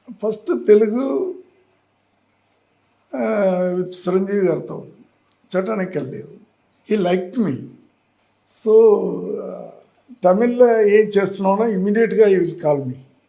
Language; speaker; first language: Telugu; non-native, learner; Tamil